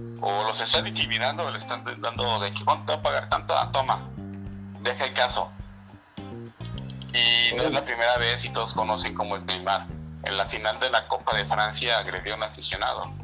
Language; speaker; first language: Spanish; native; Spanish